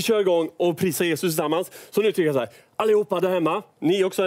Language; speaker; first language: Swedish; native; Swedish